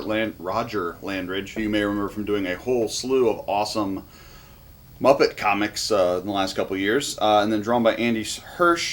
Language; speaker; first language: English; native; English